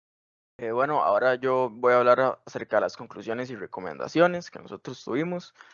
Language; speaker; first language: Spanish; native; Spanish